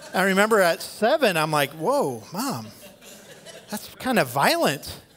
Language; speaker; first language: English; native; English